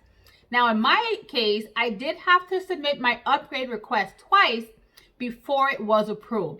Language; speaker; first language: English; native; English